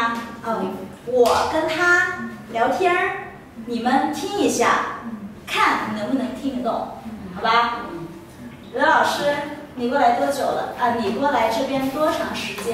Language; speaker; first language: Chinese; non-native, fluent; Vietnamese